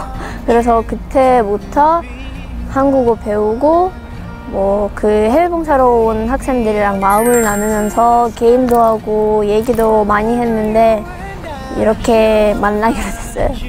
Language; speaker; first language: Korean; non-native, fluent; Russian